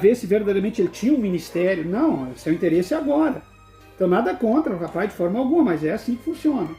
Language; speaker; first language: Portuguese; native; Portuguese